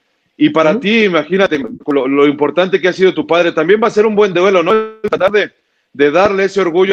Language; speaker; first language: Spanish; native; Spanish